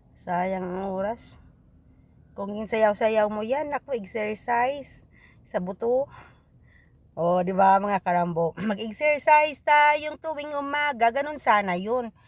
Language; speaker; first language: Filipino; non-native, local second language; Hiligaynon